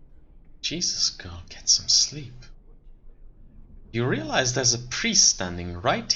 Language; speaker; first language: English; non-native, fluent; German